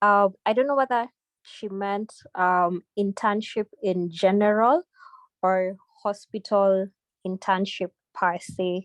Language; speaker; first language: English; non-native, local second language; Swahili